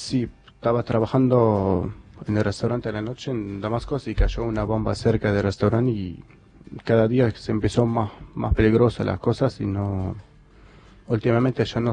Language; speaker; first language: Spanish; non-native, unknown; Arabic